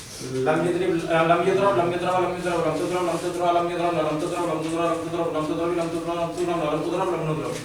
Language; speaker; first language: Arabic; non-native, learner; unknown